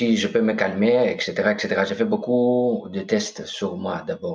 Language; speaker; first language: French; non-native, fluent; Greek